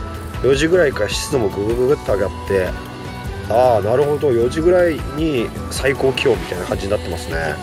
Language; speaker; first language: Japanese; native; Japanese